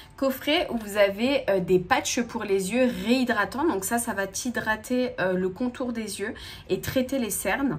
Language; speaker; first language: French; native; French